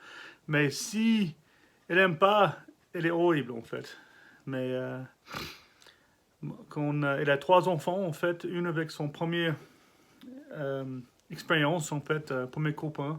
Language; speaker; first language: French; non-native, learner; English